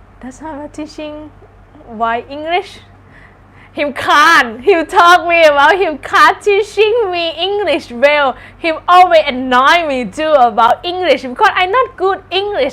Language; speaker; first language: English; non-native, learner; Thai